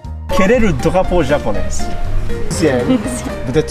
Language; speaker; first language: French; non-native, fluent; Japanese